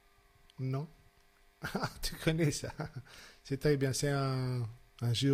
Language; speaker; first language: French; non-native, fluent; Portuguese